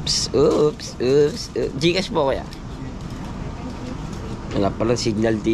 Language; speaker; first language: Filipino; native; Filipino